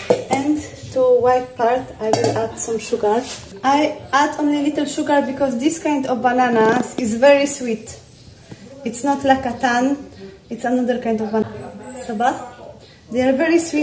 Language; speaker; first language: English; non-native, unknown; Polish